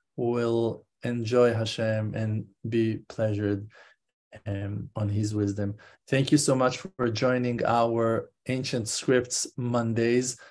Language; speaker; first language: English; non-native, fluent; Hebrew